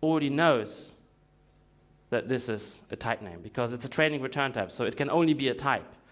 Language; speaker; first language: English; non-native, fluent; Russian